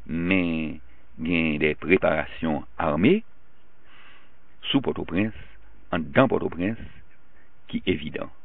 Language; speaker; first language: French; non-native, local second language; Haitian Creole